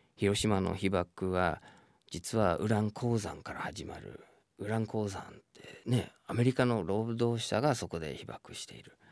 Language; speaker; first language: Japanese; non-native, fluent; English